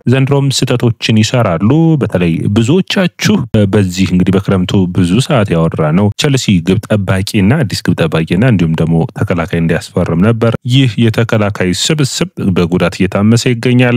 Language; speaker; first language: Amharic; native; Amharic